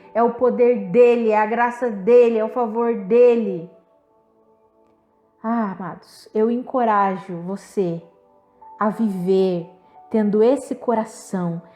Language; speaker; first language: Portuguese; native; Portuguese